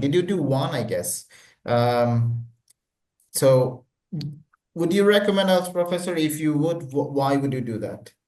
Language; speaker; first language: English; non-native, local second language; Bangla